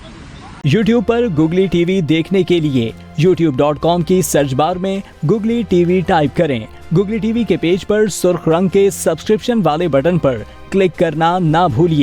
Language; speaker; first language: Urdu; native; Urdu